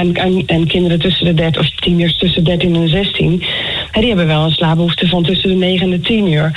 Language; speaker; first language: Dutch; native; Dutch